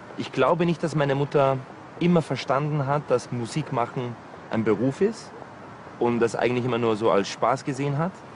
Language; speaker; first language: German; early bilingual, heritage; Italian